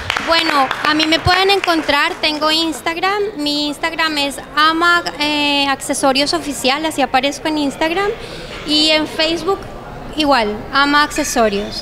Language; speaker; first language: Spanish; native; Spanish